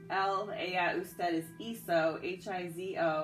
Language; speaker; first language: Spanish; non-native, fluent; English